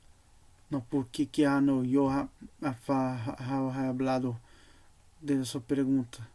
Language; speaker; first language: Portuguese; non-native, learner; Spanish